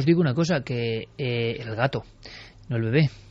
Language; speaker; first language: Spanish; native; Spanish